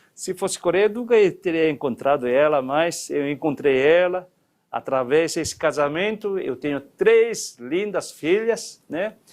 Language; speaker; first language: Portuguese; non-native, fluent; Korean